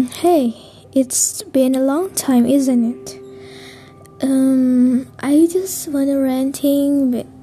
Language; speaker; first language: English; non-native, learner; Indonesian